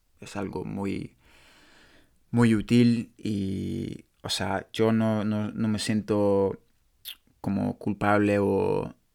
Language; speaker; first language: Spanish; non-native, learner; English